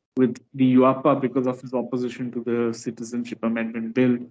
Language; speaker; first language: English; non-native, local second language; Bangla